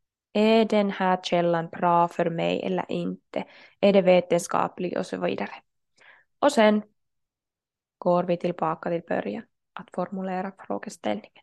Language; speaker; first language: Swedish; non-native, local second language; Finnish